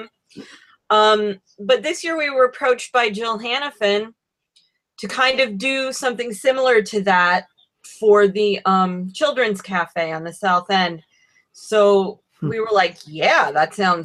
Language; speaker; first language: English; native; English